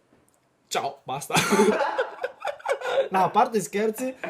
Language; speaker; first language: Italian; early bilingual, other home language; Chinese